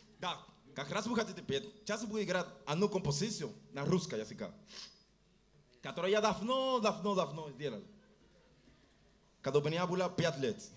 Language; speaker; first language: Russian; early bilingual, heritage; Russian